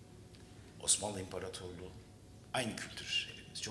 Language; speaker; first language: Turkish; native; Turkish